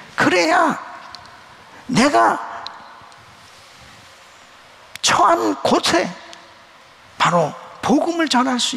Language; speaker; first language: Korean; native; Korean